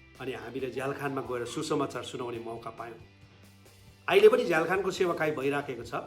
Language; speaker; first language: Nepali; native; Nepali